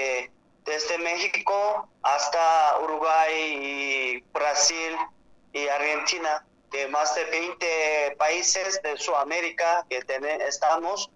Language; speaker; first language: Spanish; non-native, learner; Korean